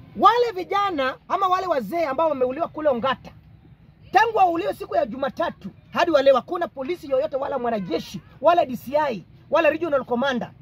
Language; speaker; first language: Swahili; non-native, local second language; Luo (Kenya and Tanzania)